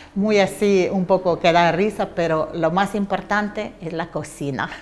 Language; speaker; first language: Spanish; non-native, fluent; Ukrainian